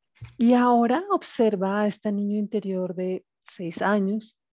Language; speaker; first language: Spanish; native; Spanish